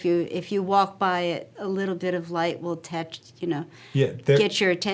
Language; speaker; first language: English; native; English